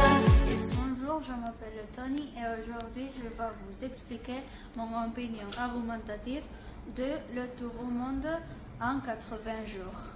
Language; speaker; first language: French; non-native, learner; Catalan